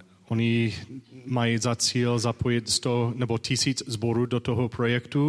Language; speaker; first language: Czech; non-native, learner; English